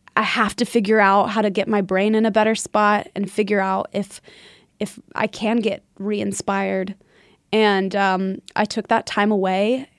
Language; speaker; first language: English; native; English